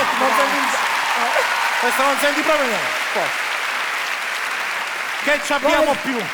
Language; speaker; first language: Italian; native; Italian